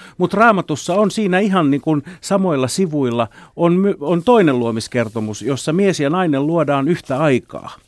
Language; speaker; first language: Finnish; native; Finnish